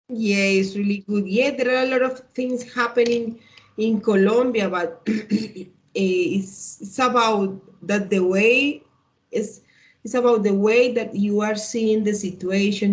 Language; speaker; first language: English; non-native, learner; Spanish